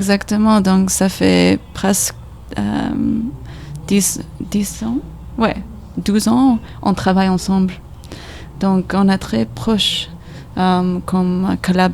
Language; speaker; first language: French; non-native, learner; English